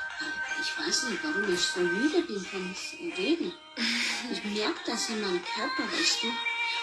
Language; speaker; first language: German; non-native, fluent; Tibetan